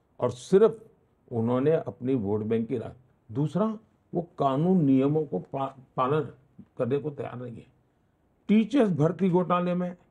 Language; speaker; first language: Hindi; non-native, local second language; Gujarati